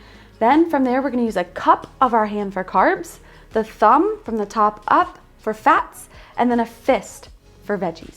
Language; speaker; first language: English; native; English